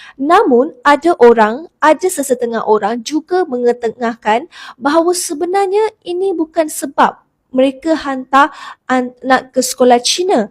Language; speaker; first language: Malay; native; Malay